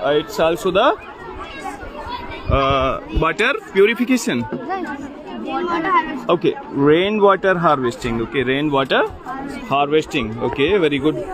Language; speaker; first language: English; non-native, local second language; Hindi